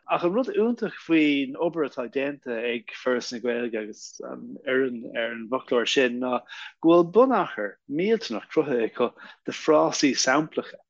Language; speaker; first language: Irish; native; Irish